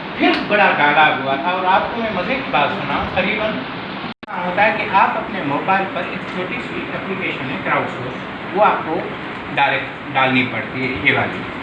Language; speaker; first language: Urdu; non-native, local second language; Sindhi